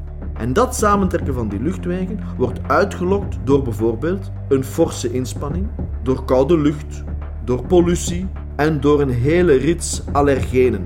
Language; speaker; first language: Dutch; native; Dutch